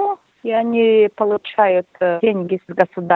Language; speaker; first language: Russian; non-native, local second language; Latvian